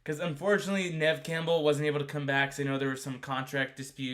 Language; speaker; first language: English; native; English